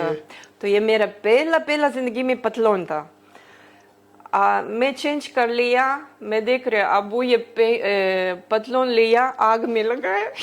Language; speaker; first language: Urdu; early bilingual, heritage; Greek